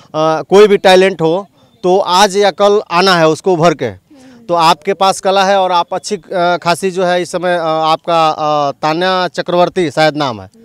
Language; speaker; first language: Hindi; native; Hindi